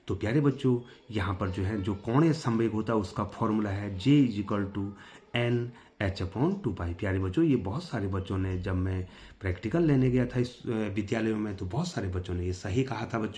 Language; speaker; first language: Hindi; native; Hindi